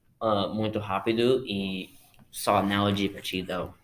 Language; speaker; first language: Portuguese; non-native, learner; English